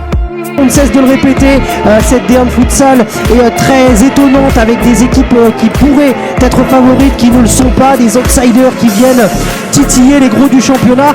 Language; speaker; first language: French; native; French